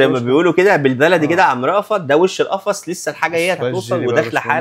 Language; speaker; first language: Arabic; native; Arabic